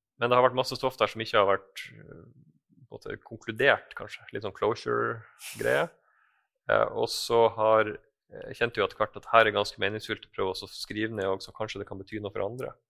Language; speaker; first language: Norwegian; native; Norwegian